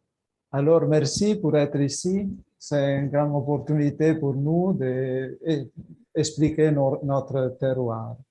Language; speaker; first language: French; non-native, fluent; Italian